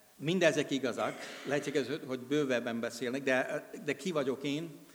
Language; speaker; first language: Hungarian; non-native, fluent; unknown